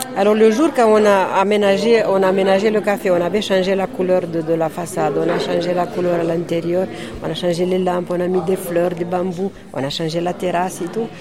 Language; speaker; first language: French; non-native, fluent; Romanian